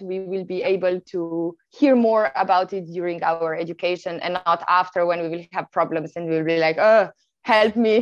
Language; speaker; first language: English; non-native, fluent; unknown